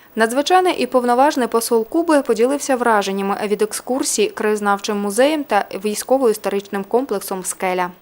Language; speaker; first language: Ukrainian; native; Ukrainian